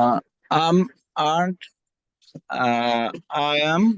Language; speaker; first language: English; non-native, learner; Bangla